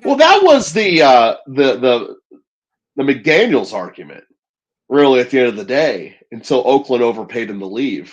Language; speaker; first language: English; native; English